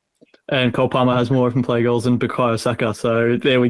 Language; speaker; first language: English; native; English